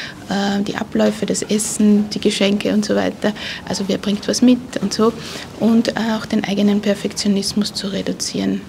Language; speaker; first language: German; native; German